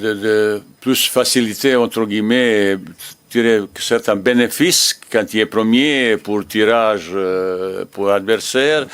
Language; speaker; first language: French; non-native, learner; Bosnian